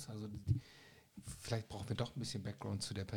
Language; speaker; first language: German; native; German